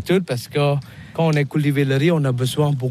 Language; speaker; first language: French; non-native, learner; Balinese